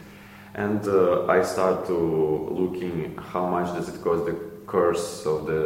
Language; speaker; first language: English; non-native, learner; Ukrainian